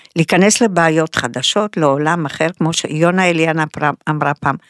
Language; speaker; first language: Hebrew; non-native, fluent; Romanian